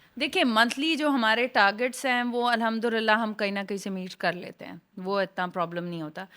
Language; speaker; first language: Urdu; non-native, local second language; Saraiki